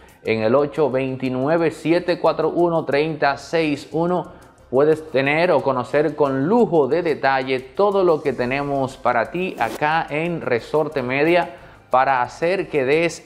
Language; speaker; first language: Spanish; native; Spanish